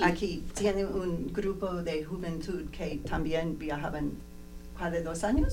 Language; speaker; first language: Spanish; non-native, learner; English